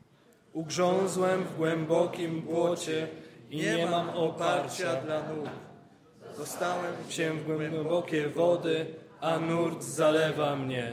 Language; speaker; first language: Polish; native; Polish